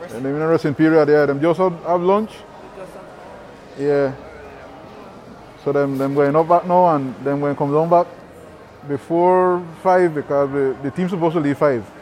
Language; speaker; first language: English; non-native, fluent; Spanish